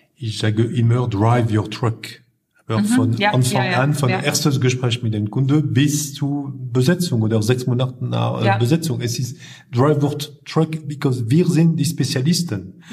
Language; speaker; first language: German; non-native, fluent; French